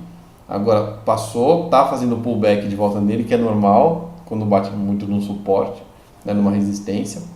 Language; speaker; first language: Portuguese; native; Portuguese